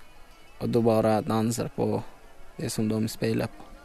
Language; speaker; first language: Swedish; non-native, learner; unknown